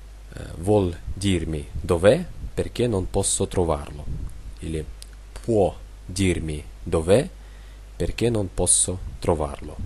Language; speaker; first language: Italian; non-native, fluent; Russian